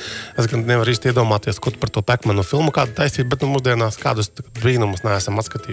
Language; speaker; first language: Latvian; native; Latvian